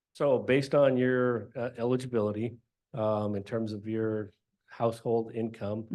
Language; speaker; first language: English; native; English